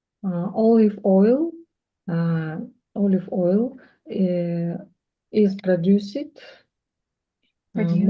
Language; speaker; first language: English; non-native, learner; Russian